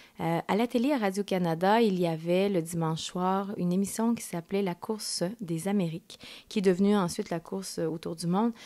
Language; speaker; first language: French; early bilingual, other home language; Spanish